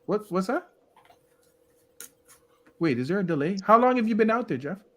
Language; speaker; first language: English; native; English